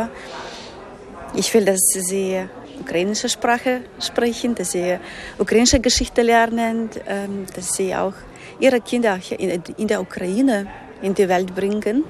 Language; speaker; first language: German; non-native, fluent; Ukrainian